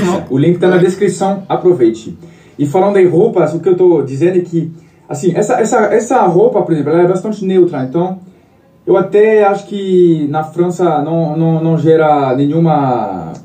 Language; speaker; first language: Portuguese; non-native, fluent; French